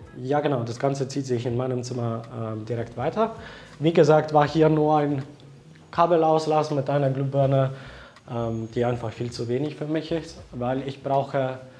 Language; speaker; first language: German; non-native, fluent; Slovenian